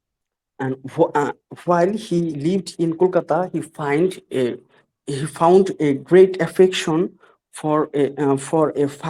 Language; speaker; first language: English; non-native, learner; Bangla